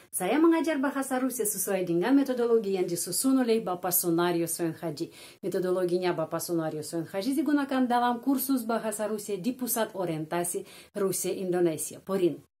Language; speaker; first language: Indonesian; non-native, fluent; Russian